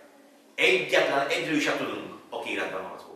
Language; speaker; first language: Hungarian; native; Hungarian